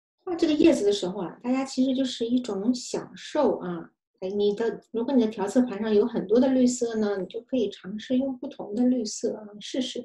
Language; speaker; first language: Chinese; native; Chinese